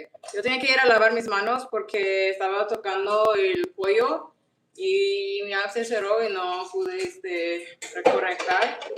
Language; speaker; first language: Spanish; non-native, learner; English